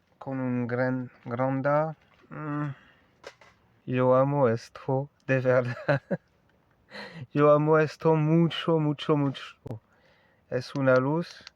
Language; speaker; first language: Spanish; non-native, learner; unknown